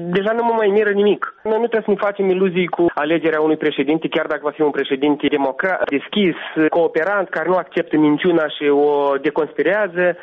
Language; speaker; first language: Romanian; non-native, local second language; Gagauz